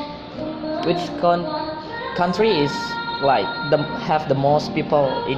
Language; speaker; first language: English; non-native, fluent; Indonesian